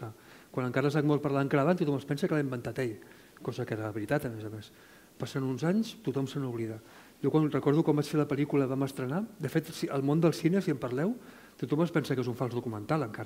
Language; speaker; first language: Catalan; native; Catalan